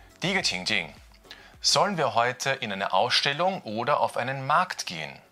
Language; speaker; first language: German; non-native, fluent; Chinese